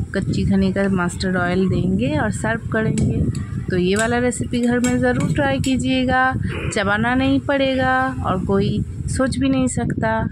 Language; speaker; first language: Hindi; non-native, local second language; Bangla